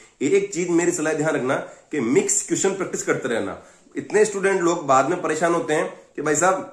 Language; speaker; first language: Hindi; native; Hindi